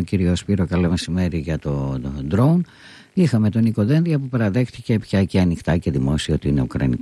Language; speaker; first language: Greek; native; Greek